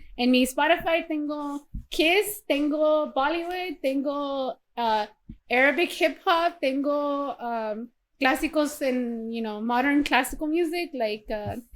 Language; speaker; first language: Spanish; early bilingual, heritage; Spanish